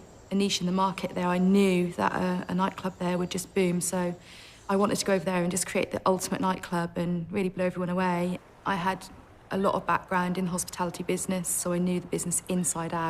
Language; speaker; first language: English; native; English